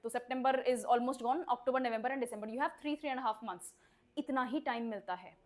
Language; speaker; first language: Hindi; native; Hindi